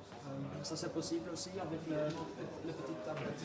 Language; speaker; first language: French; non-native, fluent; Dutch